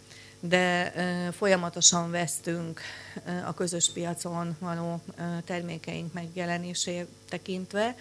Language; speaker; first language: Hungarian; native; Hungarian